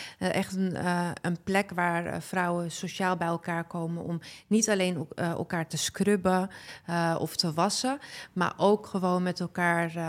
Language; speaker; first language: Dutch; early bilingual, other home language; Arabic